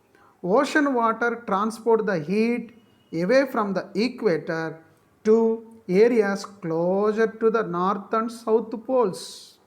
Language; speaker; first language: English; non-native, local second language; Telugu